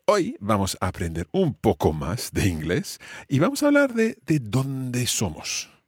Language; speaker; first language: Spanish; non-native, fluent; English